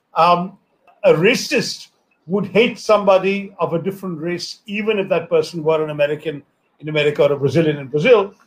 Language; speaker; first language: English; non-native, local second language; Malayalam